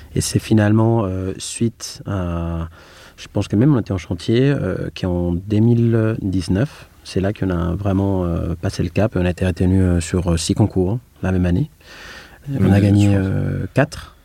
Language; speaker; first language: French; non-native, fluent; Spanish